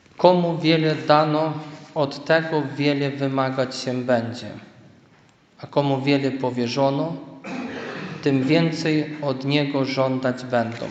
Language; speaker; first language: Polish; native; Polish